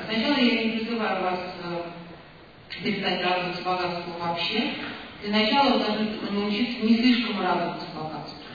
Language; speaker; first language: Russian; native; Russian